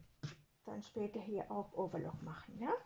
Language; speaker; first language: German; non-native, learner; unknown